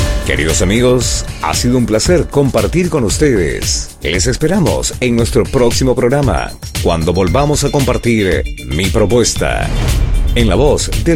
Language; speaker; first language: Spanish; native; Spanish